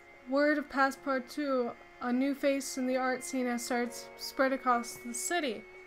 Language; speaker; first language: English; native; English